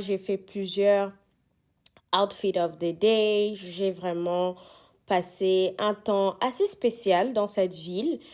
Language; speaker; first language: French; non-native, fluent; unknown